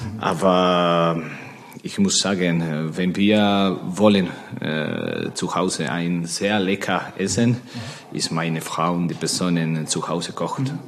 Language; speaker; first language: German; non-native, learner; Spanish